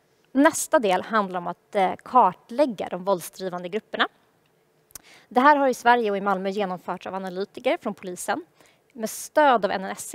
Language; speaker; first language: Swedish; native; Swedish